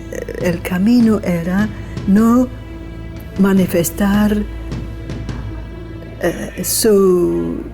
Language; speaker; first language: Spanish; non-native, fluent; English